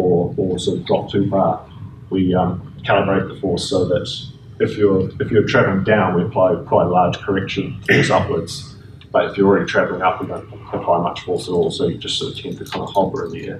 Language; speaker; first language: English; native; English